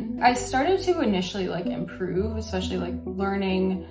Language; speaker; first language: English; native; English